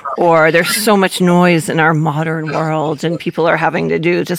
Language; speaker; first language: English; native; English